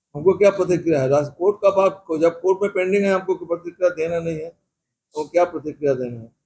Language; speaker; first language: Hindi; non-native, local second language; Bangla